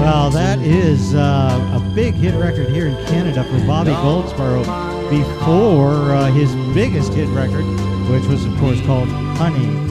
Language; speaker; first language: English; native; English